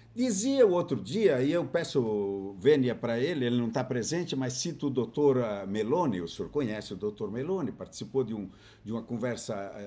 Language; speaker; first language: Portuguese; native; Portuguese